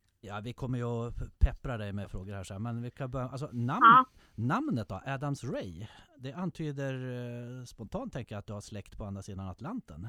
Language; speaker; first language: Swedish; native; Swedish